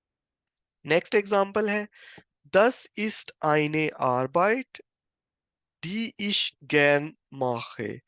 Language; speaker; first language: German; non-native, fluent; Urdu